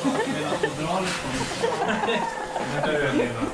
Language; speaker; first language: Swedish; native; Swedish